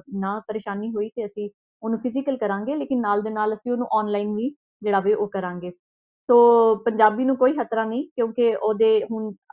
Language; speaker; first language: Punjabi; native; Punjabi